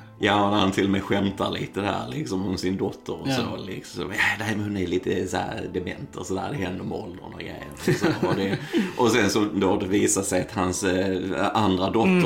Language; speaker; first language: Swedish; native; Swedish